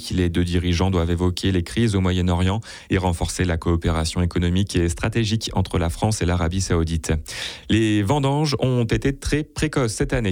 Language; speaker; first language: French; native; French